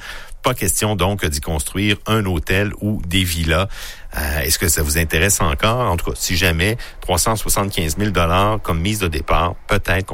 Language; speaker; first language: French; native; French